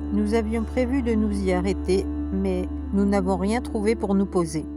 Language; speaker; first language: French; native; French